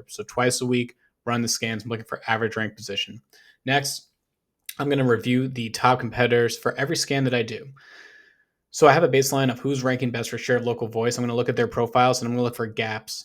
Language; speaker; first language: English; native; English